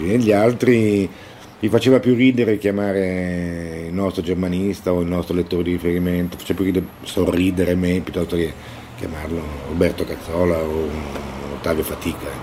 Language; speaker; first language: Italian; native; Italian